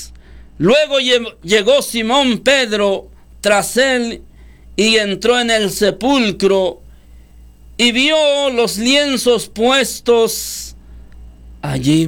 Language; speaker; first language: Spanish; native; Spanish